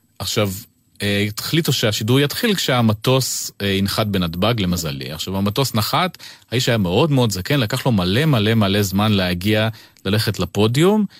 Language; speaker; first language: Hebrew; early bilingual, other home language; Russian